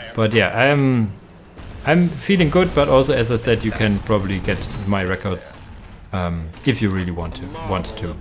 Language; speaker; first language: English; non-native, fluent; German